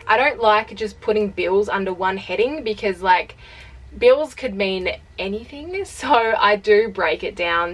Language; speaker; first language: English; native; English